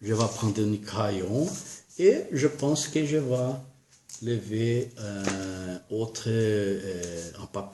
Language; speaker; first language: French; non-native, learner; Portuguese